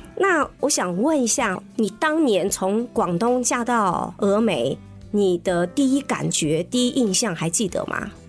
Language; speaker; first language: Chinese; native; Chinese